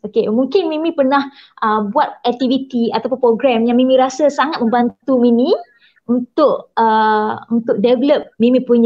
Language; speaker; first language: Malay; native; Malay